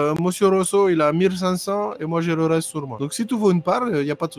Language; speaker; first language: French; native; French